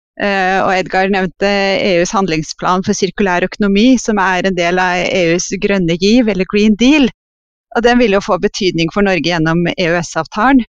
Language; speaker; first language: Norwegian; native; Norwegian